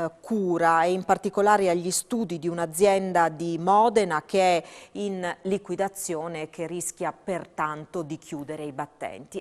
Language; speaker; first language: Italian; native; Italian